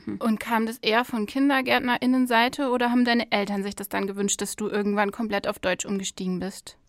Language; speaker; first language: German; native; German